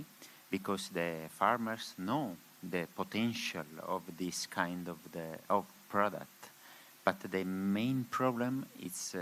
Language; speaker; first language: English; non-native, learner; Spanish